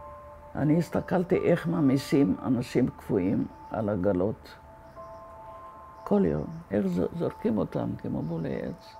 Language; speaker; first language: Hebrew; non-native, fluent; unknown